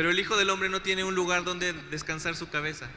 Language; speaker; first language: Spanish; native; Spanish